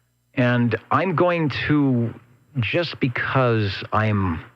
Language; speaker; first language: English; native; English